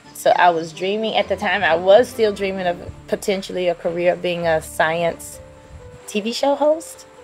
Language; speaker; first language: English; native; English